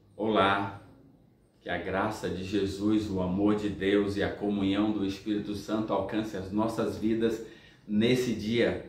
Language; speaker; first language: Portuguese; native; Portuguese